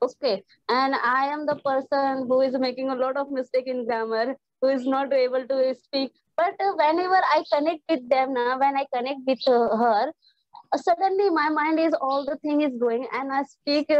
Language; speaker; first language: English; non-native, learner; Hindi